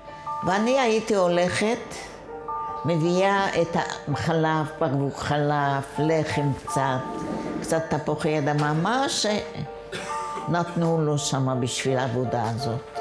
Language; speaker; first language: Hebrew; non-native, fluent; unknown